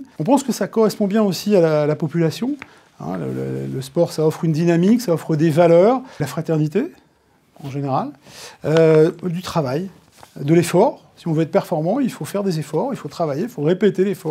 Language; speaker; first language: French; native; French